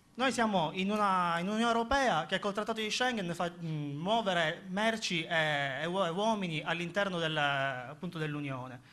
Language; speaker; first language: Italian; native; Italian